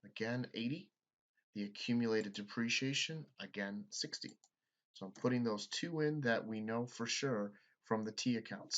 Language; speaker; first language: English; native; English